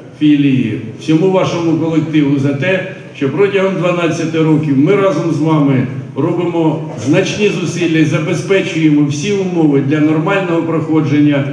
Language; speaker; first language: Ukrainian; native; Ukrainian